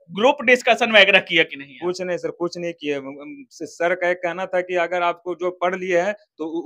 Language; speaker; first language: Hindi; native; Hindi